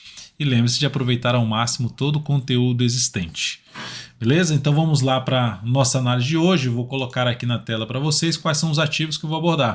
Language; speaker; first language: Portuguese; native; Portuguese